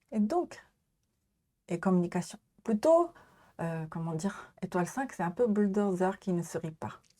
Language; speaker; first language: French; non-native, learner; Japanese